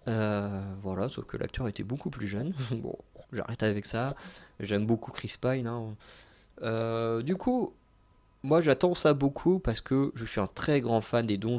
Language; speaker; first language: French; native; French